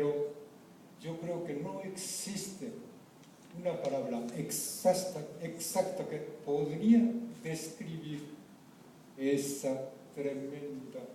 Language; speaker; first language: Spanish; non-native, fluent; Japanese